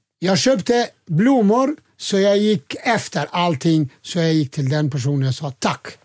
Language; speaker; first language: Swedish; non-native, fluent; Albanian